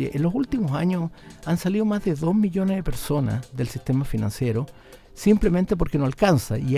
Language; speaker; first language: Spanish; native; Spanish